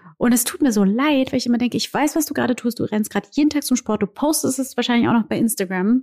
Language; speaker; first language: German; early bilingual, other home language; Portuguese